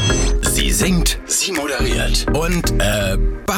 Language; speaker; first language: German; native; German